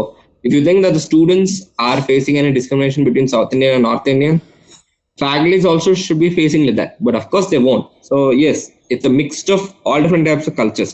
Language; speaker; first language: English; non-native, local second language; Telugu